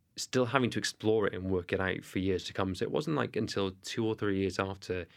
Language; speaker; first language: English; native; English